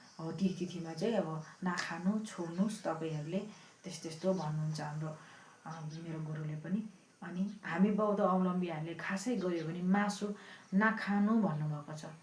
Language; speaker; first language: Nepali; non-native, local second language; Eastern Tamang